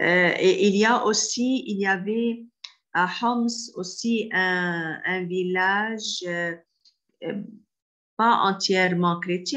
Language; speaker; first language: French; non-native, fluent; Arabic